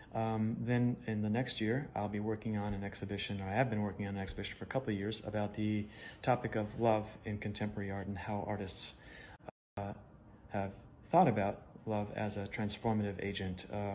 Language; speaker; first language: English; native; English